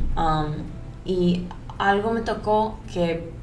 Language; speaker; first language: Spanish; early bilingual, heritage; Spanish